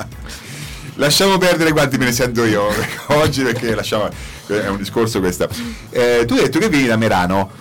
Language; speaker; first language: Italian; native; Italian